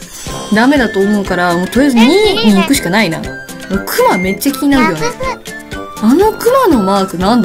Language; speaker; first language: Japanese; native; Japanese